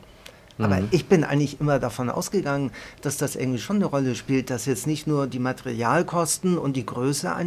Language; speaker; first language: German; native; German